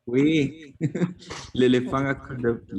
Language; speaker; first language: French; non-native, learner; Spanish